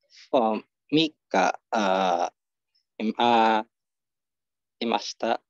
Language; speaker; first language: Japanese; non-native, learner; Filipino